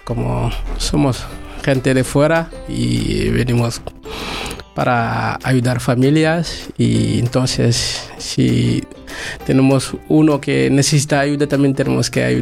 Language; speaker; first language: Spanish; non-native, learner; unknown